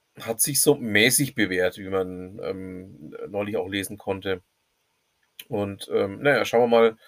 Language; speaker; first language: German; native; German